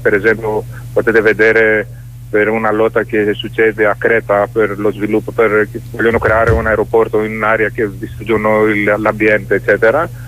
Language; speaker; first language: Italian; non-native, fluent; Greek